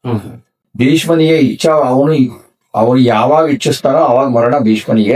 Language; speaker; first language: Kannada; native; Kannada